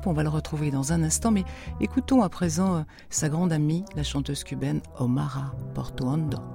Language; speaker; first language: French; native; French